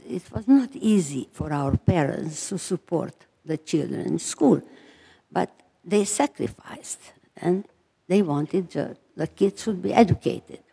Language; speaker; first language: English; non-native, fluent; Hungarian